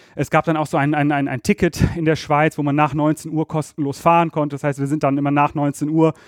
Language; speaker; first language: German; native; German